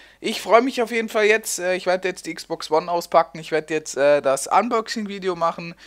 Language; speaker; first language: German; native; German